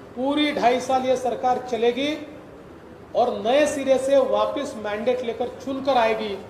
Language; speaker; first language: Hindi; non-native, local second language; Marathi